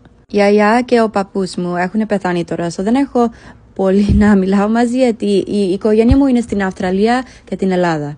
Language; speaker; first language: Greek; early bilingual, heritage; English